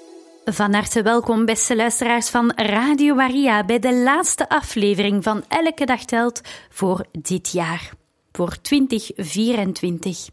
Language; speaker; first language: Dutch; native; Dutch